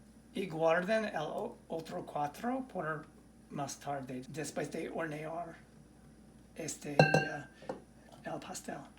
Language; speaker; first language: Spanish; non-native, learner; English